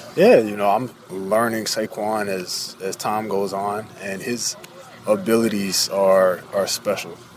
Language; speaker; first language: English; native; English